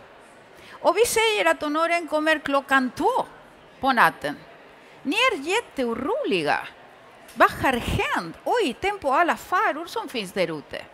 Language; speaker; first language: Swedish; early bilingual, other home language; Spanish